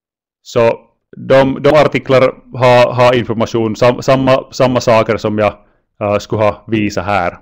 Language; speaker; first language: Swedish; non-native, local second language; Finnish